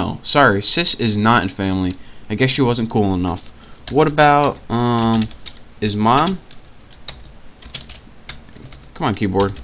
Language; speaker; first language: English; native; English